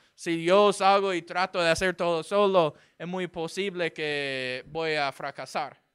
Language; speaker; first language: Spanish; non-native, fluent; English